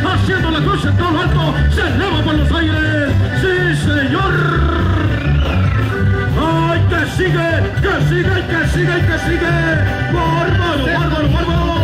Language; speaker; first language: Spanish; native; Spanish